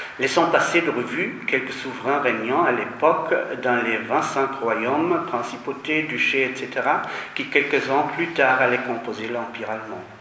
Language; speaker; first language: French; non-native, fluent; German